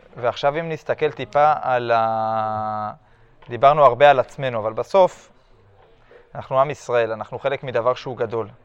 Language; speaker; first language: Hebrew; early bilingual, other home language; French